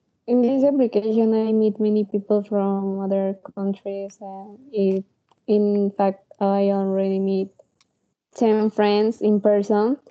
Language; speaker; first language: English; non-native, learner; Spanish